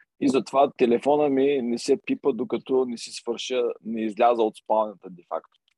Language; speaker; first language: Bulgarian; native; Bulgarian